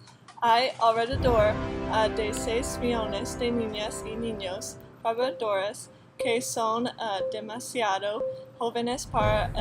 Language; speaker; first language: Spanish; non-native, learner; English